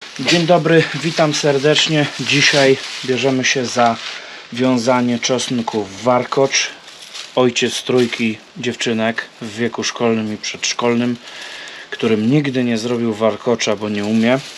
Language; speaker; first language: Polish; native; Polish